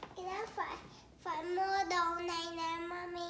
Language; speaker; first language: Vietnamese; early bilingual, heritage; Vietnamese